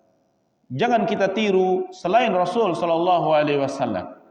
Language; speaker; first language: Indonesian; native; Indonesian